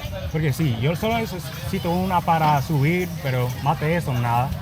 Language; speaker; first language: Spanish; non-native, learner; English